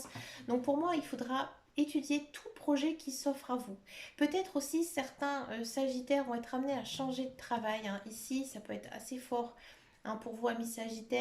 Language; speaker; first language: French; native; French